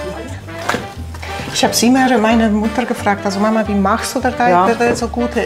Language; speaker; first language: German; non-native, fluent; Polish